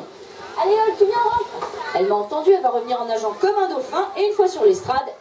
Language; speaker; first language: French; native; French